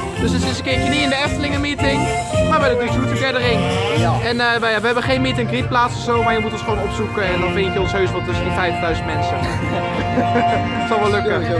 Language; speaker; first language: Dutch; native; Dutch